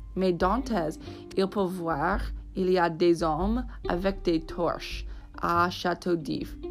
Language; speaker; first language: French; non-native, fluent; English